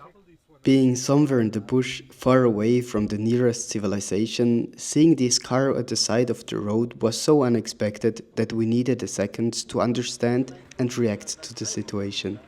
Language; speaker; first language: English; non-native, fluent; German